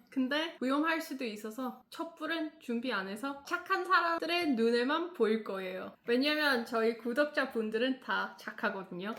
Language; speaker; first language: Korean; non-native, fluent; English